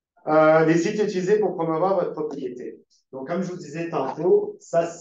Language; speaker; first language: French; native; French